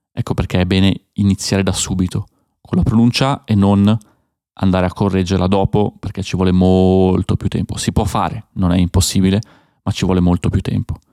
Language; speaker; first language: Italian; native; Italian